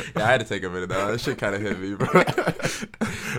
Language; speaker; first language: English; early bilingual, other home language; Yoruba